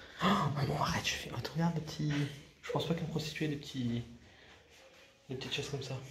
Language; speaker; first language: French; native; French